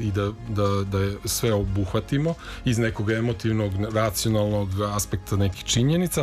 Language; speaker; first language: Serbian; native; Serbian